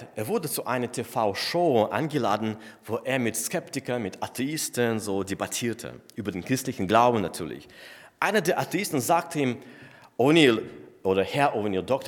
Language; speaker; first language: German; non-native, fluent; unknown